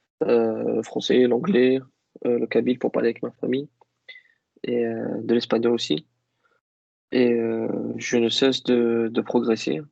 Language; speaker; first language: French; non-native, local second language; Kabyle